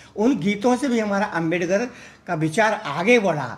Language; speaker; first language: Hindi; native; Hindi